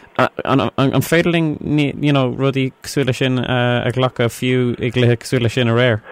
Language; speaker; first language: Irish; non-native, local second language; English